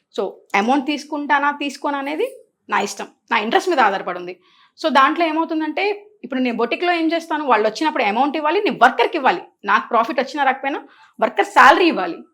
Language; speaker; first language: Telugu; native; Telugu